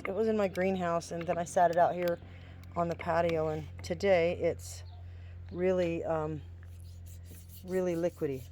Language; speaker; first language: English; native; English